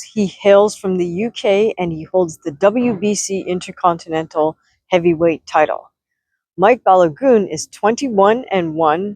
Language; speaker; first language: English; native; English